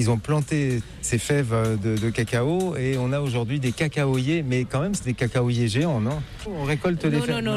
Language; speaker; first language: French; native; French